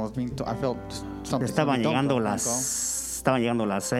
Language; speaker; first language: Spanish; native; Spanish